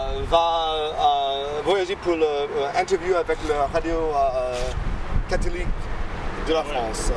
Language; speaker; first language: French; non-native, learner; English